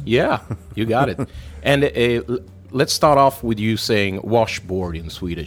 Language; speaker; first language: English; non-native, fluent; Swedish